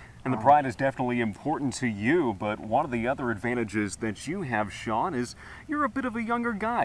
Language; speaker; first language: English; native; English